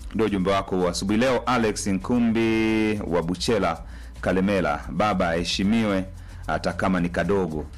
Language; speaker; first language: Swahili; native; Swahili